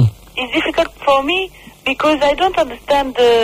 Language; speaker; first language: English; non-native, learner; French